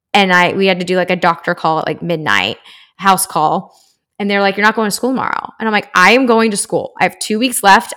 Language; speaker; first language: English; native; English